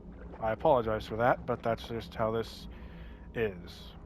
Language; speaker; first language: English; native; English